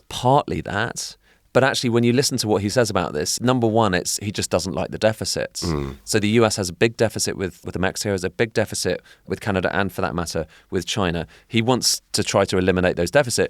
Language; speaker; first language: English; native; English